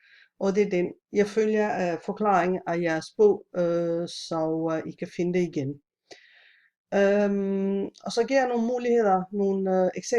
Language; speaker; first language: Danish; non-native, fluent; Italian